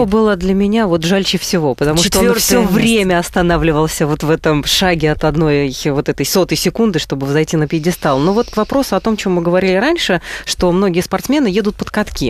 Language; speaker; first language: Russian; native; Russian